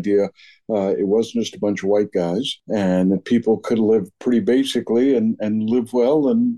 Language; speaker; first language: English; native; English